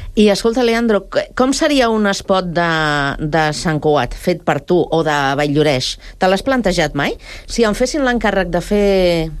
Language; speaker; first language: Catalan; native; Catalan